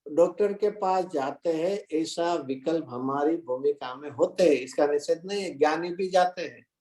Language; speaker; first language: Hindi; non-native, local second language; Gujarati